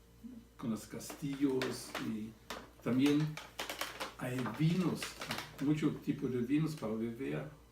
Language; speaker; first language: Spanish; non-native, fluent; German